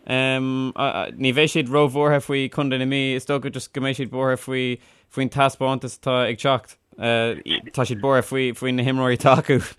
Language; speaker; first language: Irish; native; Irish